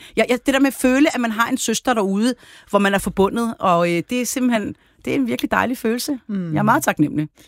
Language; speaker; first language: Danish; early bilingual, other home language; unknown